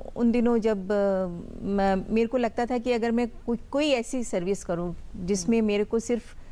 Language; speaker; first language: Hindi; native; Hindi